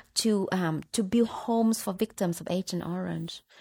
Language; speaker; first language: English; non-native, fluent; Vietnamese